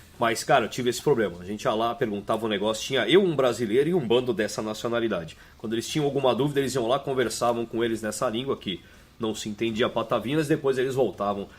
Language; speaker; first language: Portuguese; native; Portuguese